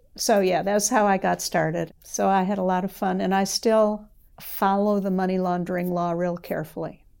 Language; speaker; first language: English; native; English